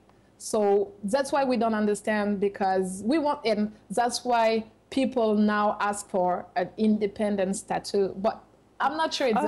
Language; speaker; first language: English; non-native, fluent; French